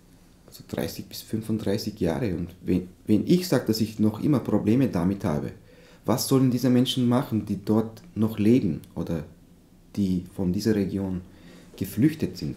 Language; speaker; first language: German; non-native, fluent; Turkish